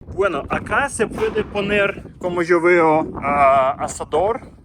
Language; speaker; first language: Spanish; non-native, learner; Russian